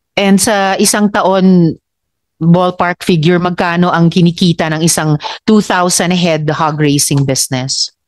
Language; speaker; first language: Filipino; native; Filipino